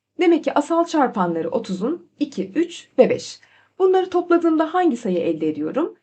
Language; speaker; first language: Turkish; native; Turkish